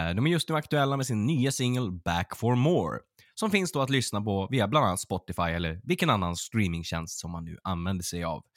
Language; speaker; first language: Swedish; native; Swedish